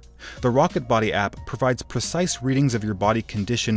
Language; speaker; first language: English; native; English